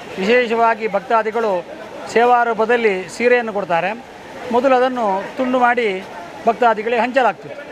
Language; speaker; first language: Kannada; native; Kannada